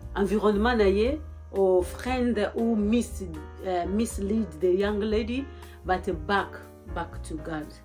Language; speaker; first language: English; non-native, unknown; Lingala